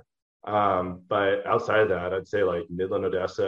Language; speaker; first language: English; native; English